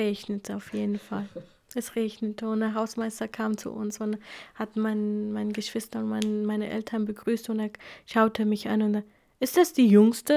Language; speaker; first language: German; non-native, fluent; Kurdish